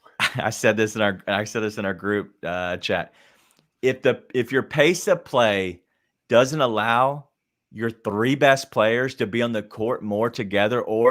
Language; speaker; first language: English; native; English